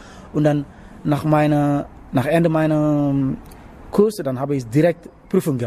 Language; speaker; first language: German; non-native, learner; Wolof